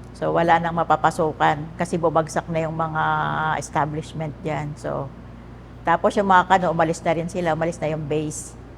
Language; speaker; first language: Filipino; native; Filipino